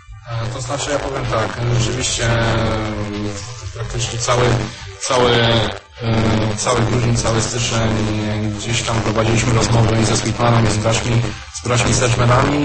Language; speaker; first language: Polish; native; Polish